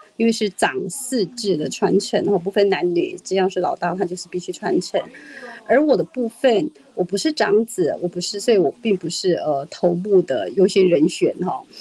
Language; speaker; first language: Chinese; non-native, local second language; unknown